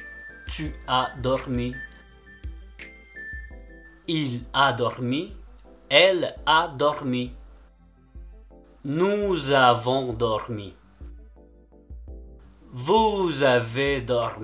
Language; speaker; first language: French; non-native, fluent; Spanish